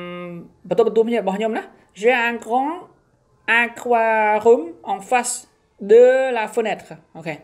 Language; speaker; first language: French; non-native, learner; Khmer